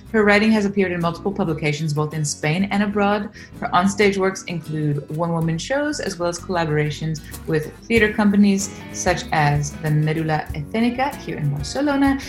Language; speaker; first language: English; native; English